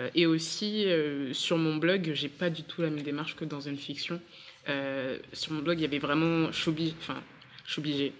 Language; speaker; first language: French; native; French